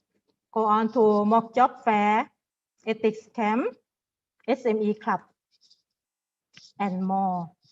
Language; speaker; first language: English; non-native, learner; Thai